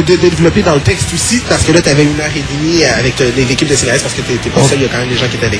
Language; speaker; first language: French; native; French